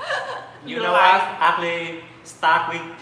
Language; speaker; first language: English; non-native, learner; Vietnamese